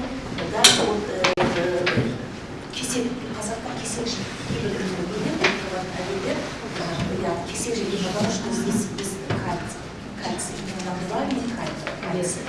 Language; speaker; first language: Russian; non-native, local second language; Kazakh